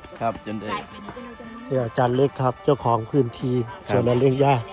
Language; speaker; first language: Thai; native; Thai